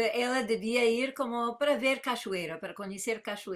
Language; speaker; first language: Portuguese; non-native, fluent; English